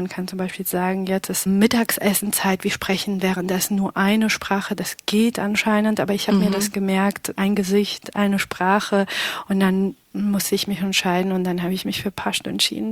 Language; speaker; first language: German; early bilingual, other home language; Pashto